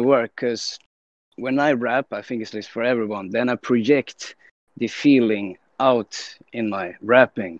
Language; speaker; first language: English; non-native, fluent; Swedish